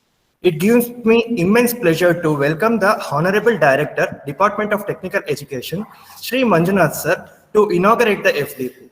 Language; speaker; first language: English; non-native, local second language; Kannada